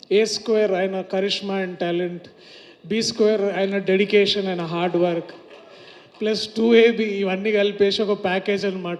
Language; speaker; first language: Telugu; native; Telugu